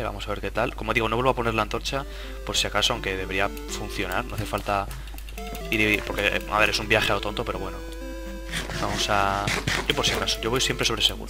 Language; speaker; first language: Spanish; native; Spanish